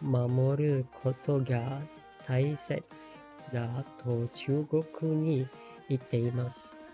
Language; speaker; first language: Japanese; non-native, learner; English